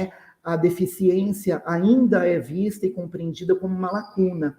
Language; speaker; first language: Portuguese; native; Portuguese